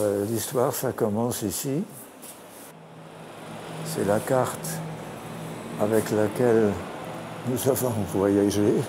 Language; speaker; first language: French; non-native, fluent; German